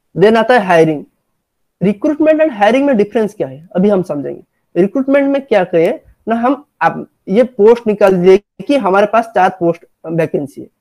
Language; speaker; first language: Hindi; non-native, local second language; Odia